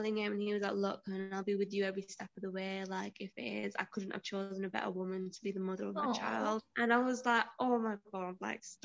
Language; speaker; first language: English; native; English